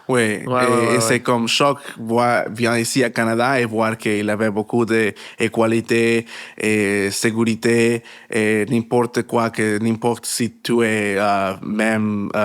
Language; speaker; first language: French; non-native, learner; Spanish